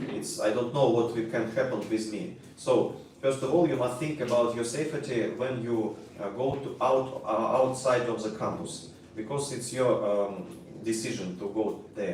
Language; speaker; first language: English; non-native, learner; Russian